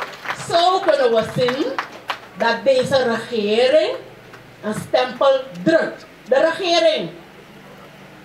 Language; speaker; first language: Dutch; non-native, local second language; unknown